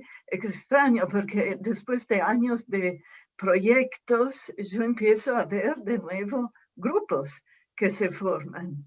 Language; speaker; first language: Spanish; non-native, fluent; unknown